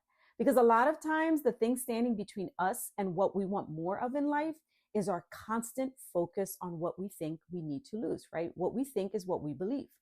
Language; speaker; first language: English; native; English